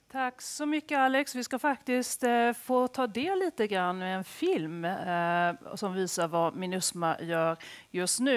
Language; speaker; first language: Swedish; native; Swedish